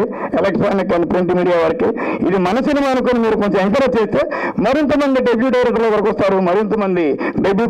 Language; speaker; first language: Telugu; native; Telugu